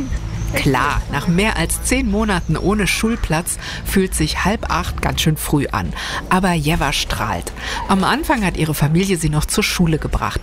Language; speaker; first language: German; native; German